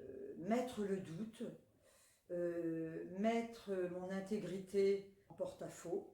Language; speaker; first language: French; native; French